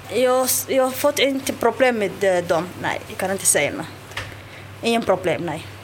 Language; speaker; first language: Swedish; non-native, learner; Somali